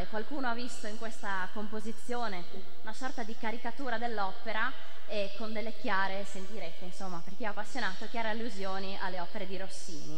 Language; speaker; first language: Italian; native; Italian